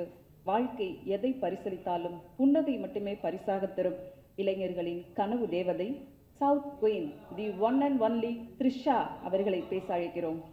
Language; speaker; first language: Tamil; native; Tamil